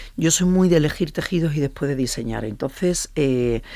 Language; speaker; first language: Spanish; native; Spanish